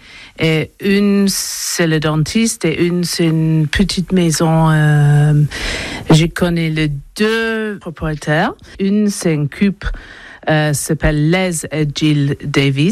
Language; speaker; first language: French; non-native, learner; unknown